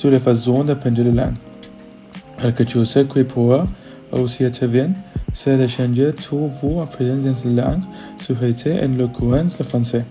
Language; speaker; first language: French; non-native, learner; Spanish